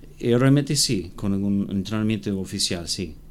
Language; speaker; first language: Spanish; non-native, learner; English